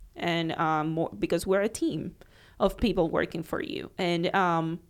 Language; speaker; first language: English; non-native, fluent; Spanish